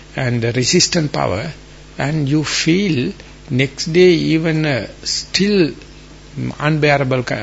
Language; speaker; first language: English; non-native, local second language; Sinhala